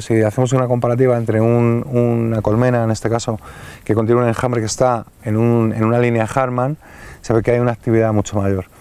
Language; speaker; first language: Spanish; native; Spanish